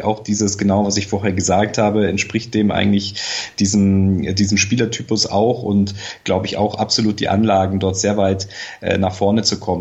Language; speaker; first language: German; native; German